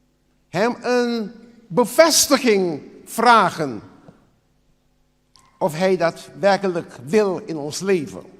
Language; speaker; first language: Dutch; non-native, local second language; Papiamento